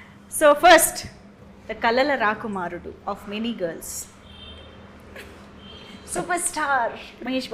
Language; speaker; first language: Telugu; native; Telugu